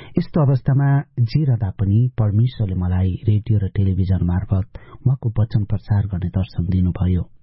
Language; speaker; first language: Nepali; native; Nepali